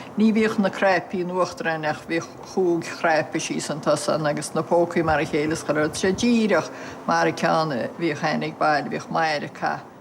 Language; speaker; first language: Irish; native; Irish